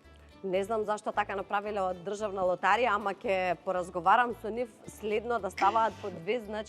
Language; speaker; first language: Macedonian; native; Macedonian